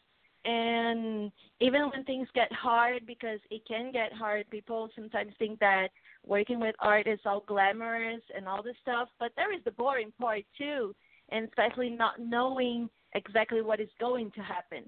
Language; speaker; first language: English; non-native, fluent; Portuguese